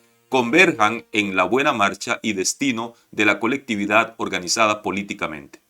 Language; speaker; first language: Spanish; native; Spanish